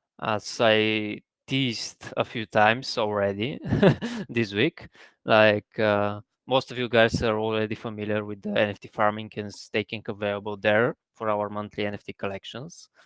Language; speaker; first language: English; non-native, fluent; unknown